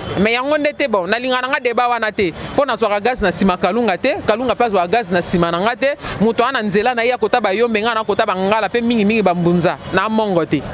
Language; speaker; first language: Lingala; non-native, local second language; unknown